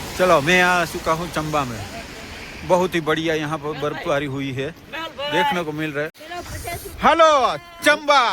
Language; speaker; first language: Hindi; non-native, local second language; Gujarati